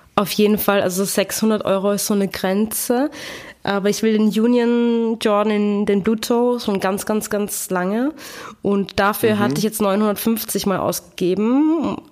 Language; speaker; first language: German; native; German